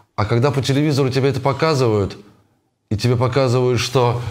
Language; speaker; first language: Russian; native; Russian